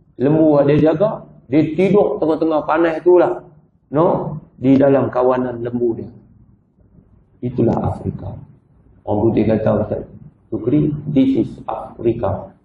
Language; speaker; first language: Malay; native; Malay